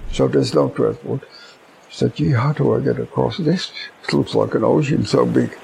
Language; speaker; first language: English; non-native, fluent; Dutch